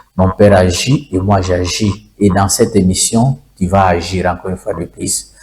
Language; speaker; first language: French; non-native, local second language; Swahili